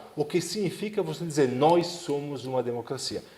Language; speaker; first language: Portuguese; non-native, fluent; Italian